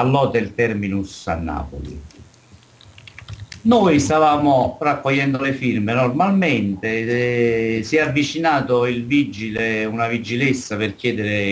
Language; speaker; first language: Italian; native; Italian